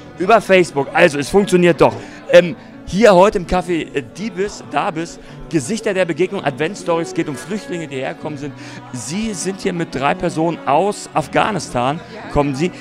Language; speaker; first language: German; native; German